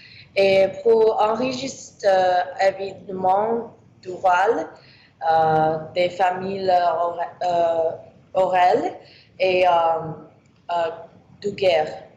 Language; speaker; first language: French; non-native, learner; English